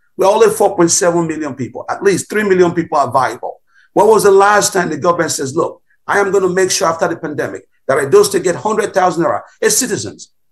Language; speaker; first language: English; non-native, local second language; Bini